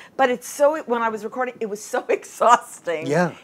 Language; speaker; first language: English; native; English